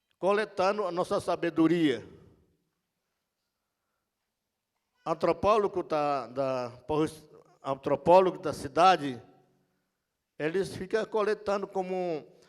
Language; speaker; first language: Portuguese; non-native, local second language; Yanomámi